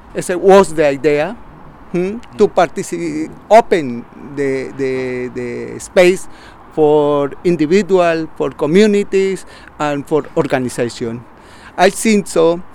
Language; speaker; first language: English; non-native, learner; Spanish